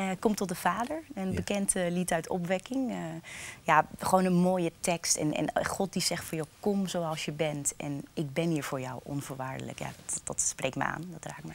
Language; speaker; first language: Dutch; native; Dutch